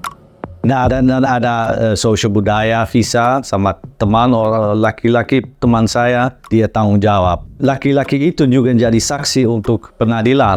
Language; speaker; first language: Indonesian; non-native, learner; Dutch